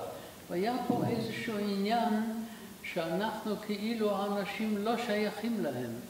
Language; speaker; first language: Hebrew; non-native, fluent; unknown